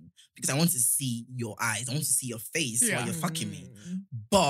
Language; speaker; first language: English; non-native, local second language; Yoruba